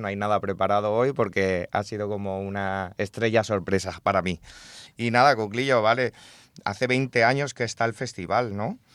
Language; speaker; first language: Spanish; native; Spanish